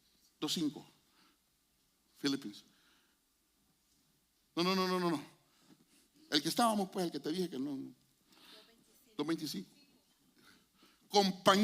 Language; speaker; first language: Spanish; native; Spanish